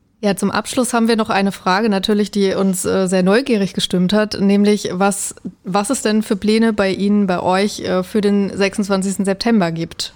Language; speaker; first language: German; native; German